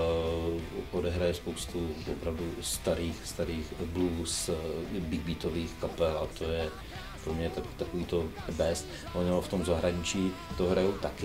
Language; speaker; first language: Czech; native; Czech